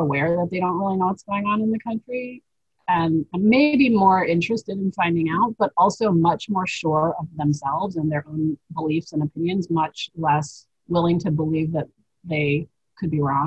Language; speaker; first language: English; native; English